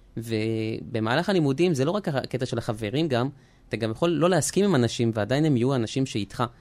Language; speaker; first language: Hebrew; early bilingual, other home language; French